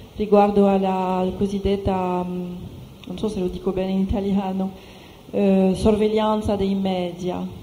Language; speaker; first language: Italian; non-native, fluent; French